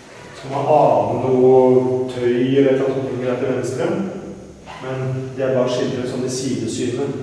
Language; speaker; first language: Norwegian; native; Norwegian